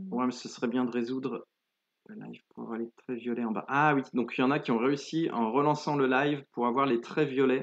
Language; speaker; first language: French; native; French